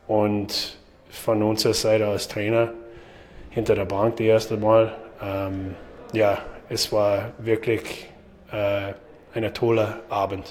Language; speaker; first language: German; non-native, learner; English